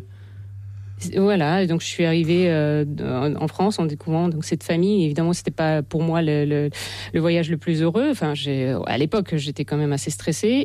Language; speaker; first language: French; non-native, fluent; Russian